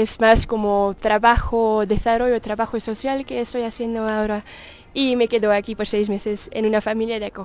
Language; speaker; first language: Spanish; non-native, learner; Dutch